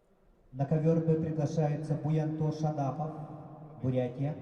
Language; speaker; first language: Russian; native; Russian